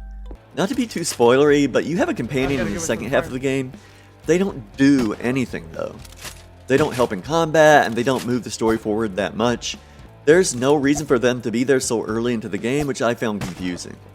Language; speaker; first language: English; native; English